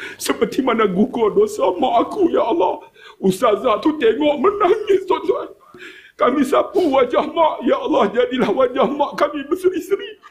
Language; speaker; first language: Malay; native; Malay